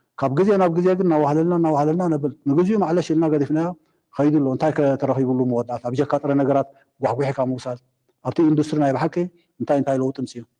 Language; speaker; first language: Tigrinya; native; Tigrinya